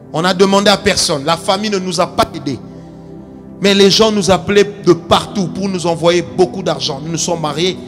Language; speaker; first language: French; non-native, local second language; Lingala